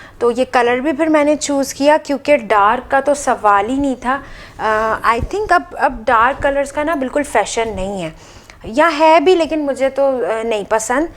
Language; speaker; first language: Urdu; native; Urdu